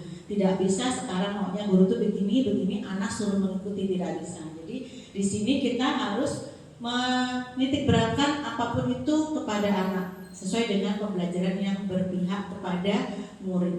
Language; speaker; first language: Indonesian; native; Indonesian